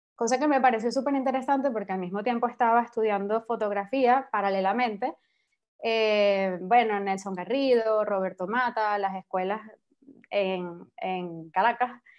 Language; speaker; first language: Spanish; native; Spanish